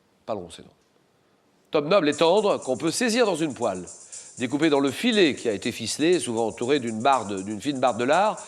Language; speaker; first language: French; native; French